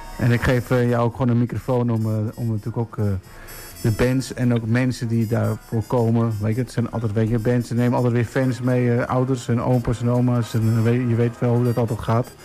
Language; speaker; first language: Dutch; native; Dutch